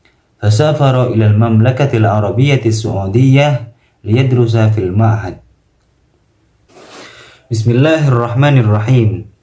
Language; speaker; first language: Arabic; non-native, learner; Indonesian